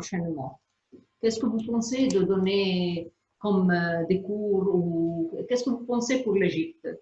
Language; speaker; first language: French; non-native, fluent; Arabic